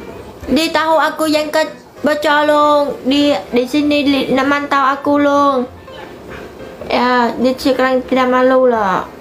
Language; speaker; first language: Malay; non-native, learner; Vietnamese